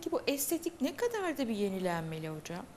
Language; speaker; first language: Turkish; native; Turkish